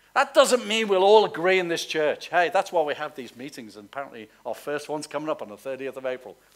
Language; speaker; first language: English; native; English